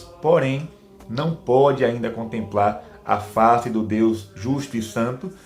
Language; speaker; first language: Portuguese; native; Portuguese